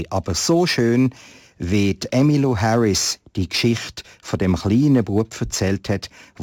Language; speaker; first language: German; native; German